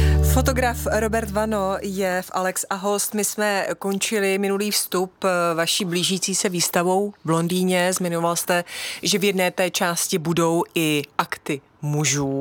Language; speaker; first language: Czech; native; Czech